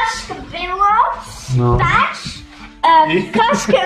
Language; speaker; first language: Polish; early bilingual, heritage; Polish